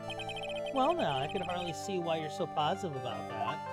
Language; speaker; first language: English; native; English